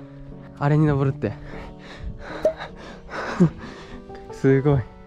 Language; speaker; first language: Japanese; native; Japanese